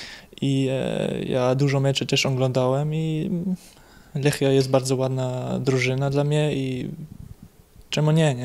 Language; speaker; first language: Polish; early bilingual, heritage; Polish